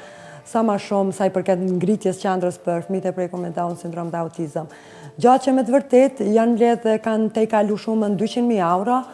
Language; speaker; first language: Albanian; native; Albanian